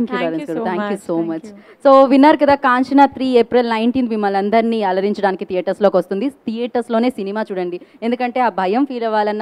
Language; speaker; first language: Telugu; native; Telugu